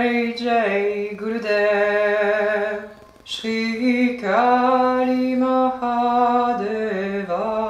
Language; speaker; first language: French; native; French